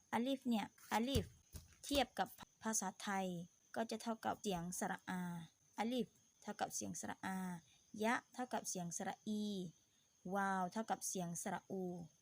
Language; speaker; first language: Thai; non-native, local second language; Pattani Malay